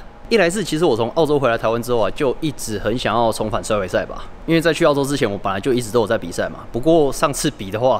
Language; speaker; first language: Chinese; native; Chinese